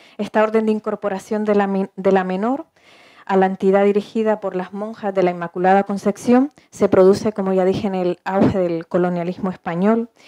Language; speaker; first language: Spanish; native; Spanish